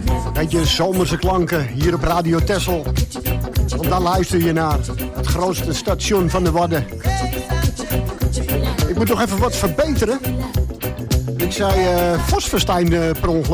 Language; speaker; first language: Dutch; native; Dutch